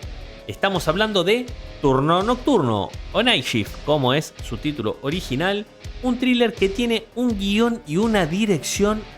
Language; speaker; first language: Spanish; native; Spanish